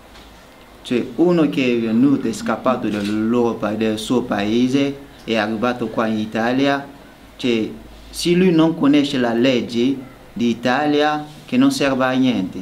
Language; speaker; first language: Italian; non-native, learner; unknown